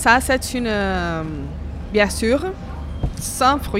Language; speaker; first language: French; non-native, fluent; Portuguese